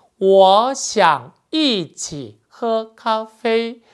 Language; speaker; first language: Chinese; non-native, fluent; Korean